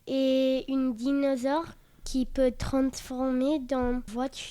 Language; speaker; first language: French; non-native, learner; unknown